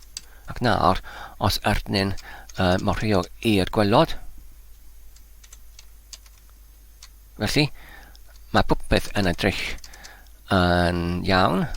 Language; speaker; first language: Welsh; non-native, learner; Polish